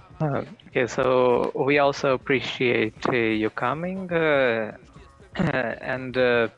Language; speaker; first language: English; non-native, fluent; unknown